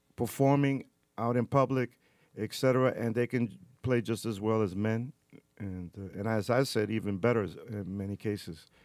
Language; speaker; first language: English; early bilingual, other home language; Spanish